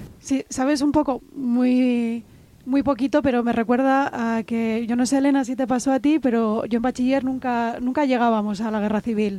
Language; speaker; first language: Spanish; native; Spanish